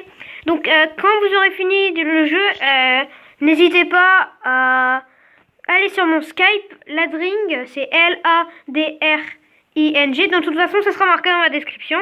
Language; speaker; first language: French; native; French